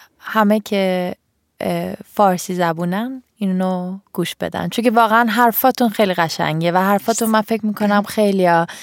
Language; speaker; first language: Persian; early bilingual, heritage; Persian